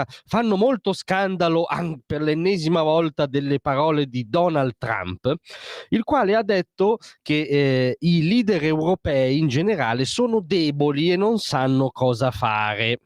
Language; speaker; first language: Italian; native; Italian